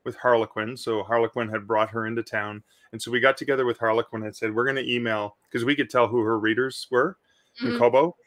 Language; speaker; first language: English; native; English